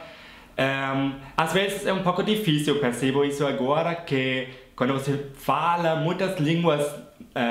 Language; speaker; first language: English; non-native, fluent; German